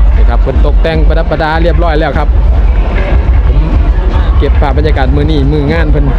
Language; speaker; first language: Thai; non-native, local second language; Northeastern Thai